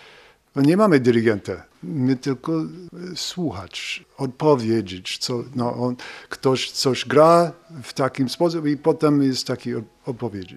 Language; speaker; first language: Polish; non-native, learner; English